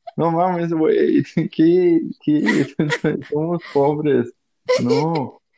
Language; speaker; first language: Spanish; non-native, fluent; German